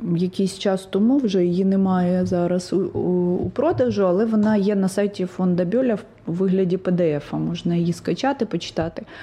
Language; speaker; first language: Ukrainian; non-native, local second language; Russian